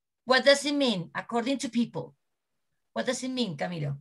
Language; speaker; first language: English; non-native, learner; Spanish